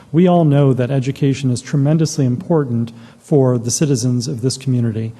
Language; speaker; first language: English; native; English